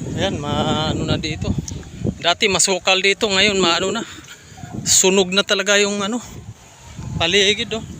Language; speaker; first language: Filipino; non-native, local second language; Cebuano